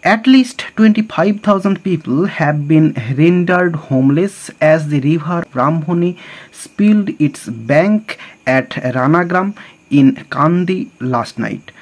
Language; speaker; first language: English; non-native, local second language; Bangla